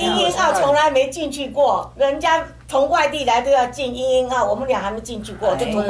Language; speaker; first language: Chinese; native; Chinese